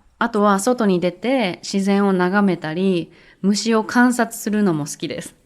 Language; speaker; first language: Japanese; native; Japanese